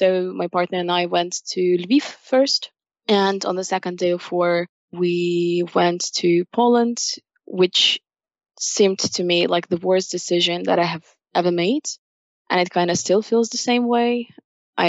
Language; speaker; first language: English; non-native, fluent; Russian